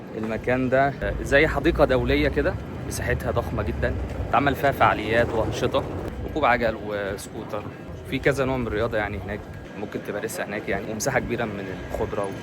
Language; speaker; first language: Egyptian Arabic; native; Egyptian Arabic